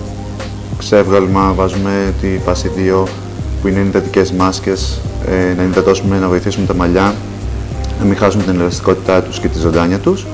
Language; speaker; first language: Greek; native; Greek